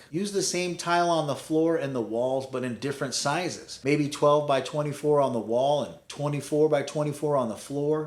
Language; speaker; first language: English; native; English